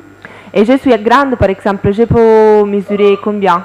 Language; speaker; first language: French; non-native, fluent; Italian